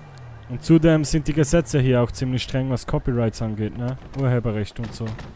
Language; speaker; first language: German; native; German